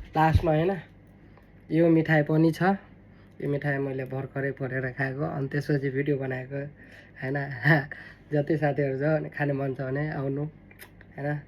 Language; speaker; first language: Nepali; non-native, local second language; Maithili